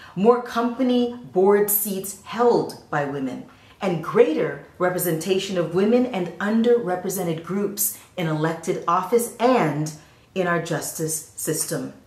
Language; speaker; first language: English; native; English